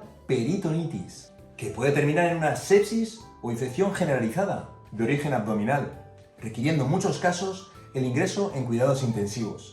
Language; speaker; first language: Spanish; native; Spanish